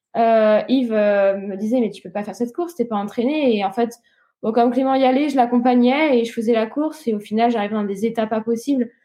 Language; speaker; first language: French; native; French